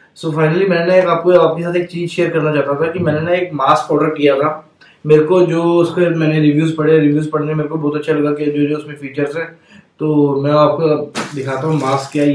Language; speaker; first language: Hindi; non-native, local second language; Punjabi